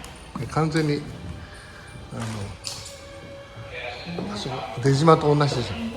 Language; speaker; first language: Japanese; native; Japanese